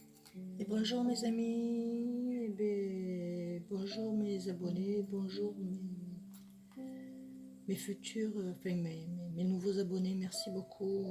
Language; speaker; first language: French; native; French